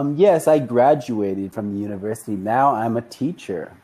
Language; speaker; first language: English; native; English